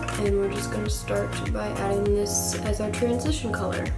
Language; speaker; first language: English; native; English